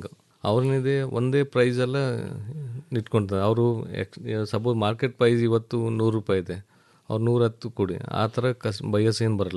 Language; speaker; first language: Kannada; non-native, learner; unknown